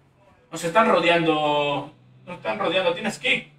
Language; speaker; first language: Spanish; native; Spanish